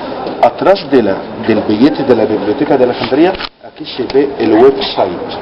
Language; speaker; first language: Spanish; non-native, fluent; Arabic